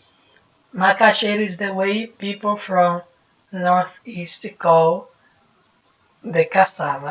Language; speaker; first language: English; non-native, fluent; Portuguese